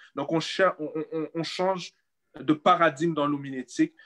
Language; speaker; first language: French; native; French